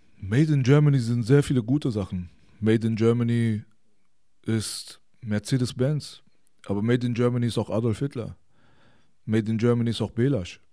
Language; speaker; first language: German; early bilingual, other home language; Persian